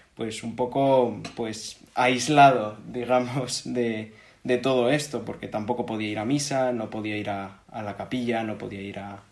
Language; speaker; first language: Spanish; native; Spanish